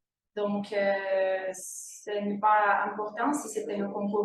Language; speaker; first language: French; non-native, fluent; Russian